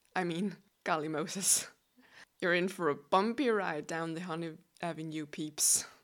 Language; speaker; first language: English; non-native, fluent; Danish